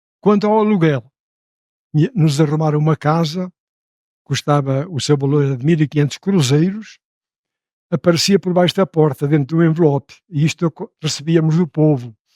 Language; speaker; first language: Portuguese; native; Portuguese